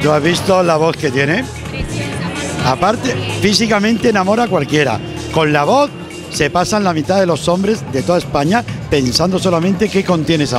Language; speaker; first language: Spanish; native; Spanish